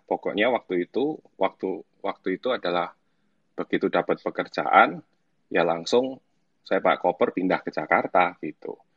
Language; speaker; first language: Indonesian; native; Indonesian